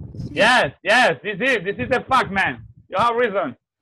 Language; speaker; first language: English; non-native, learner; Spanish